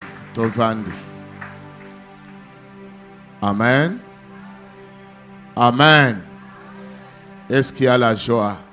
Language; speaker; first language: French; non-native, local second language; Lingala